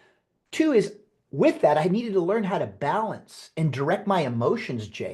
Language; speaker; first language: English; native; English